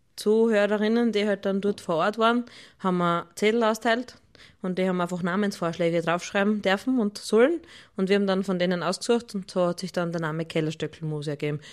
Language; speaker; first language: German; native; German